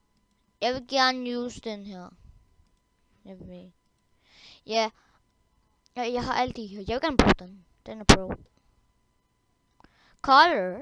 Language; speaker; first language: Danish; early bilingual, other home language; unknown